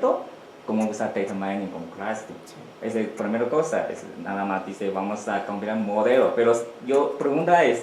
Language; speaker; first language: Spanish; non-native, learner; Chinese